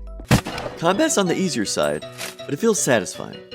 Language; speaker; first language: English; native; English